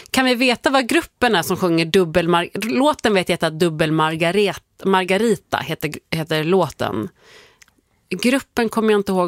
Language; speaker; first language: Swedish; native; Swedish